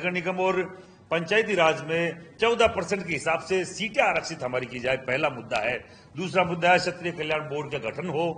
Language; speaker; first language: Hindi; non-native, local second language; Rajasthani